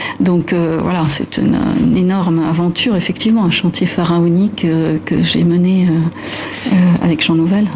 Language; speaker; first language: French; non-native, local second language; Arabic